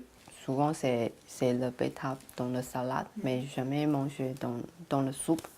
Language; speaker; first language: French; non-native, learner; Chinese